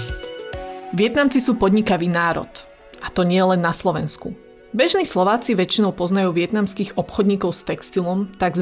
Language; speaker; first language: Slovak; early bilingual, other home language; Vietnamese